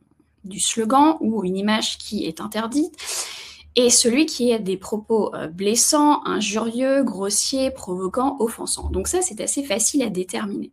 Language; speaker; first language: French; native; French